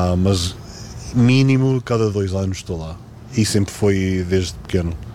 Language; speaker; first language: Portuguese; early bilingual, heritage; Portuguese